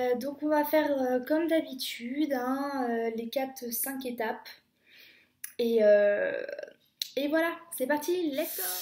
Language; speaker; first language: French; native; French